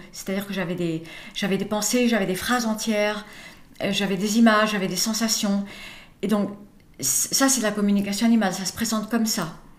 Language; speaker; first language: French; early bilingual, other home language; English